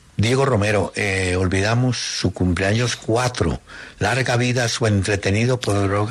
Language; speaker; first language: Spanish; native; Spanish